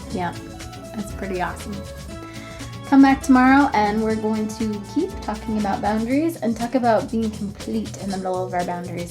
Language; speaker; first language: English; native; English